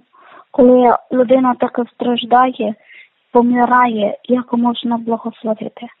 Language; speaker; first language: Ukrainian; non-native, learner; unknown